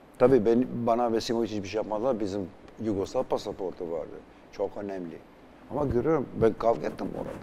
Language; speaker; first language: Turkish; non-native, fluent; Albanian